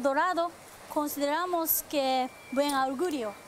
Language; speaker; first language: Spanish; non-native, learner; Japanese